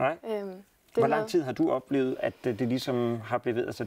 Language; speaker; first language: Danish; native; Danish